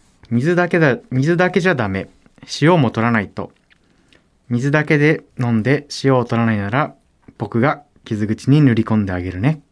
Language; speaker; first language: Japanese; native; Japanese